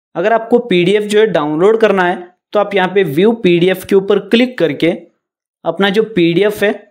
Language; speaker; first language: Hindi; non-native, local second language; Marathi